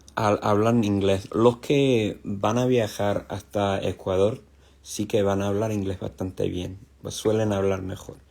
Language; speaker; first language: Spanish; non-native, fluent; English